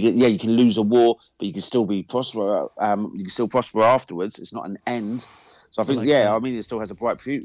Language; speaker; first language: English; native; English